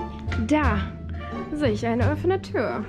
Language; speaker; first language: German; non-native, fluent; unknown